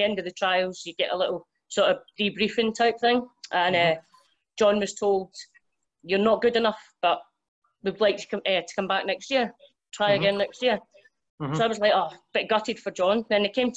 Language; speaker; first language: English; native; English